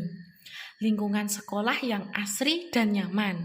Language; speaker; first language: Indonesian; non-native, local second language; Javanese